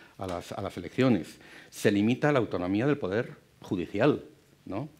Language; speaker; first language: Spanish; native; Spanish